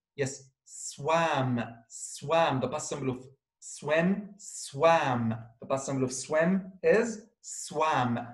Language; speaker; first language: English; non-native, fluent; Arabic